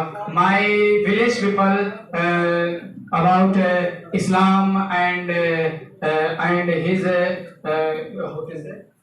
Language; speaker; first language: English; non-native, learner; Urdu